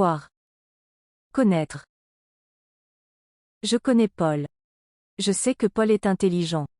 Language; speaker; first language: French; non-native, learner; English